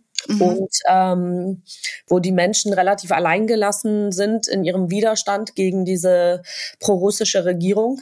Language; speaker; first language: German; non-native, fluent; Georgian